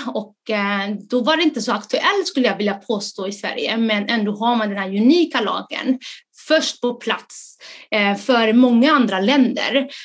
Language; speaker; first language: Swedish; early bilingual, other home language; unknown